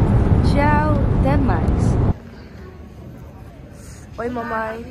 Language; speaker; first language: Portuguese; non-native, learner; Dutch